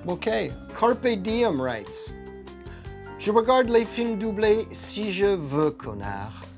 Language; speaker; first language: French; non-native, fluent; English